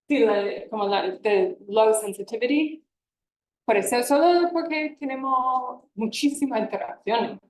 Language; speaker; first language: Spanish; non-native, fluent; English